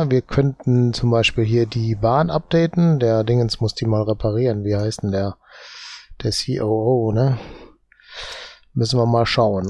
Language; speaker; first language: German; native; German